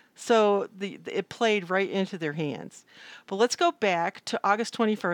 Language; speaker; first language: English; native; English